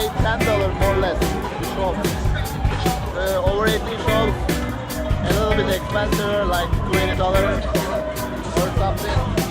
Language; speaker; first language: English; non-native, learner; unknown